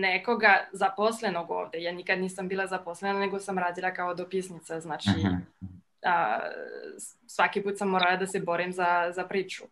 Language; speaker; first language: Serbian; non-native, fluent; French